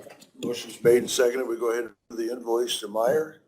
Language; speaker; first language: English; native; English